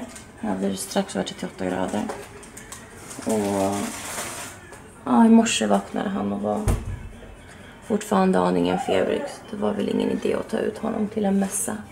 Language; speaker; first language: Swedish; native; Swedish